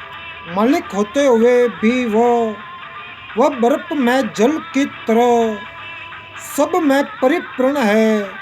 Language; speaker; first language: Hindi; native; Hindi